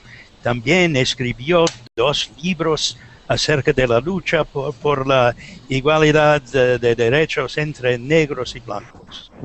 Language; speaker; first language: Spanish; non-native, learner; English